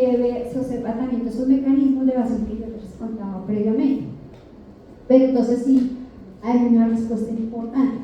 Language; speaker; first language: Spanish; native; Spanish